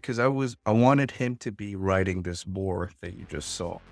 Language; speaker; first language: English; native; English